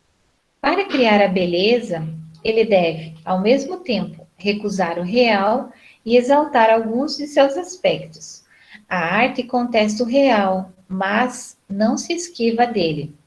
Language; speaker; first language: Portuguese; native; Portuguese